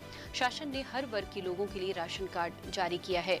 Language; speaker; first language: Hindi; native; Hindi